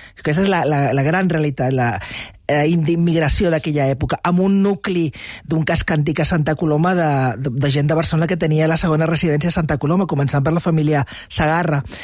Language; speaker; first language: Catalan; non-native, local second language; Spanish